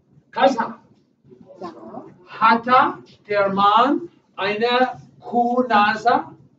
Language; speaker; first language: German; non-native, learner; English